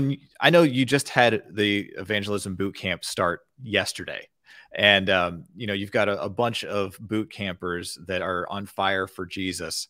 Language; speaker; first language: English; native; English